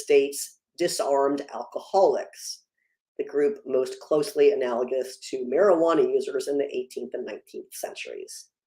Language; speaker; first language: English; native; English